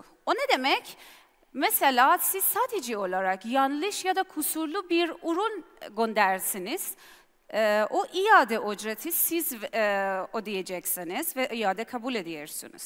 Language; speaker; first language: Turkish; non-native, learner; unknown